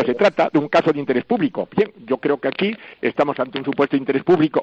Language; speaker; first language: Spanish; native; Spanish